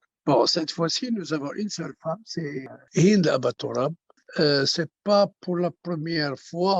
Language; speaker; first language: French; non-native, local second language; Arabic